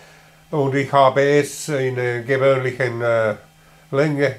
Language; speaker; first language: German; non-native, learner; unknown